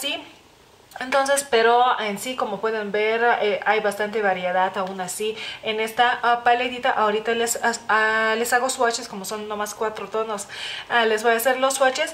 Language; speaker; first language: Spanish; non-native, fluent; Lithuanian